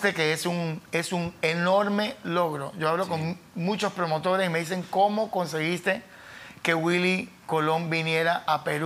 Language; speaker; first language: Spanish; native; Spanish